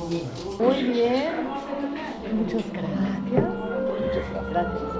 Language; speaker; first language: Spanish; non-native, fluent; German